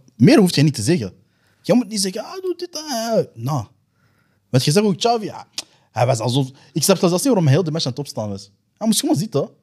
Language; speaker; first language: Dutch; native; Dutch